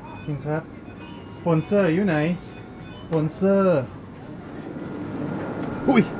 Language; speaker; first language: Thai; non-native, learner; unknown